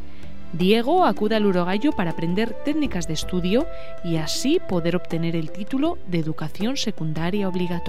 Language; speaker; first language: Spanish; native; Spanish